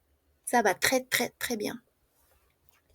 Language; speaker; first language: French; non-native, fluent; Spanish